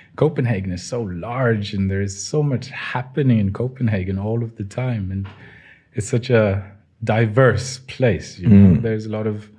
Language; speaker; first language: English; non-native, local second language; Tswana